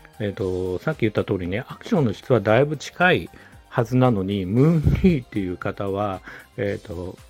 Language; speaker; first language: Japanese; native; Japanese